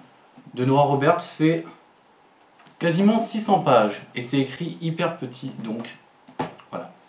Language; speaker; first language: French; native; French